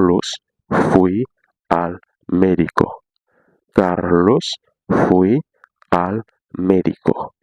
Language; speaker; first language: Spanish; non-native, fluent; Haitian Creole